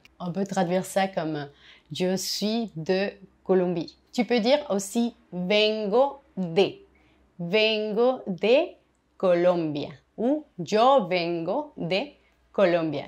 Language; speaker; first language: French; non-native, fluent; Spanish